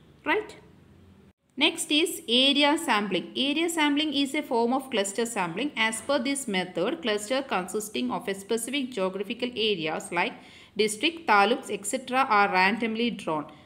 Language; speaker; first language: English; non-native, local second language; Malayalam